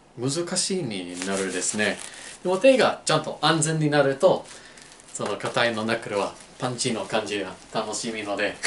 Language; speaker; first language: Japanese; non-native, learner; English